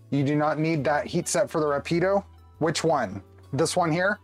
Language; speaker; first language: English; native; English